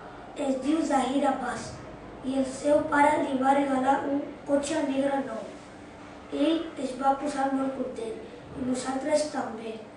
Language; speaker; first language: Catalan; early bilingual, other home language; Urdu